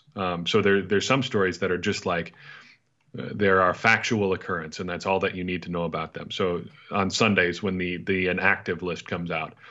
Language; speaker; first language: English; native; English